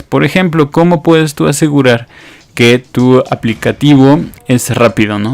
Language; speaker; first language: Spanish; native; Spanish